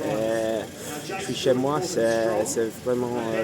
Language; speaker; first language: French; non-native, learner; English